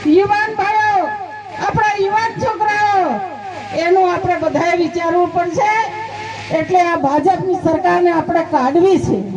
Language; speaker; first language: Gujarati; non-native, local second language; Rathawi